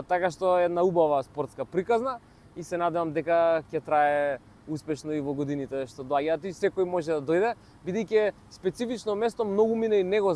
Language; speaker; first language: Macedonian; native; Macedonian